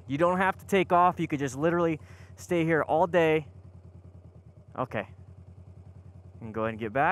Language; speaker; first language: English; native; English